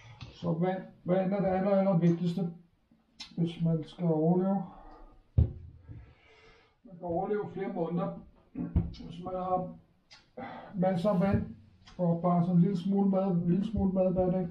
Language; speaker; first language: Danish; non-native, fluent; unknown